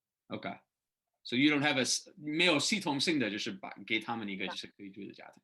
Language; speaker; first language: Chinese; non-native, fluent; English